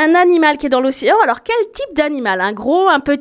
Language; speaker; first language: French; native; French